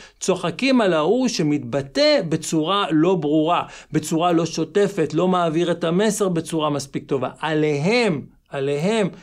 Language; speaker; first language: Hebrew; native; Hebrew